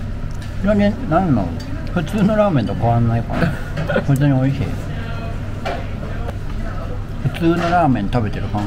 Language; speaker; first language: Japanese; native; Japanese